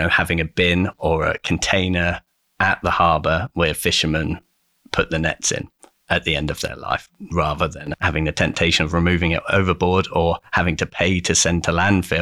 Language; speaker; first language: English; native; English